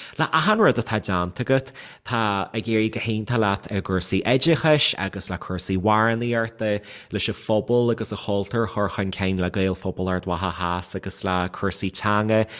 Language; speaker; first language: Irish; non-native, fluent; English